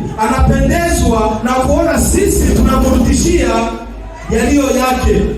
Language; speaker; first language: Swahili; non-native, local second language; Kinyarwanda